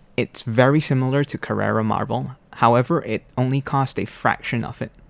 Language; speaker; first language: English; non-native, local second language; Cantonese